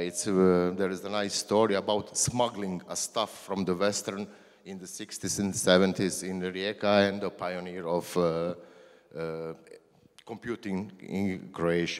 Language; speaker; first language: English; non-native, learner; Croatian